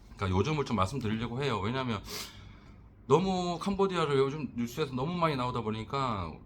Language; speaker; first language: Korean; native; Korean